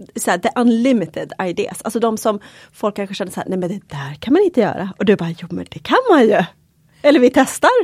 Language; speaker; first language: Swedish; early bilingual, other home language; Polish